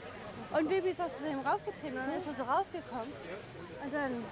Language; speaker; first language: German; native; German